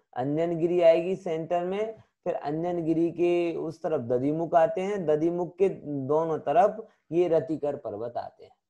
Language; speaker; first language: Hindi; native; Hindi